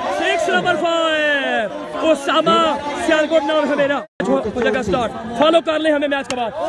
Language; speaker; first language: Urdu; non-native, local second language; Punjabi